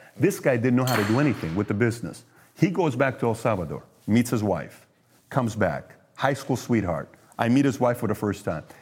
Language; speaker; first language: English; early bilingual, other home language; Persian